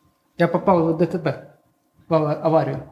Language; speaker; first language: Polish; non-native, learner; Russian